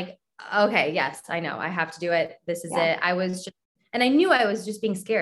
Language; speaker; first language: English; native; English